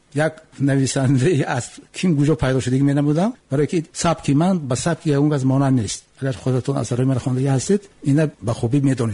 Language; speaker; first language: Tajik; native; Tajik